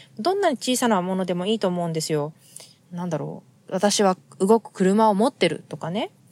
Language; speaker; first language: Japanese; native; Japanese